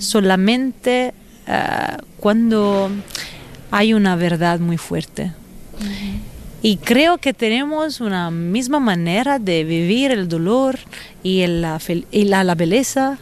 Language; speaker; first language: Spanish; non-native, fluent; Italian